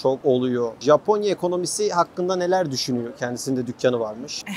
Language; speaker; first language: Turkish; native; Turkish